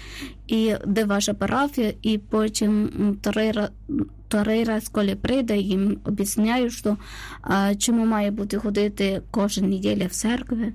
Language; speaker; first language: Ukrainian; non-native, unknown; Malayalam